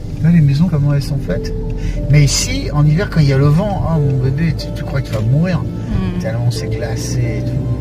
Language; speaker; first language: French; native; French